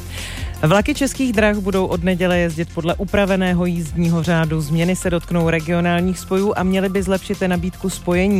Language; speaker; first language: Czech; native; Czech